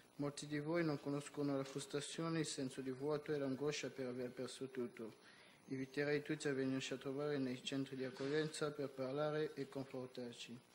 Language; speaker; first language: Italian; non-native, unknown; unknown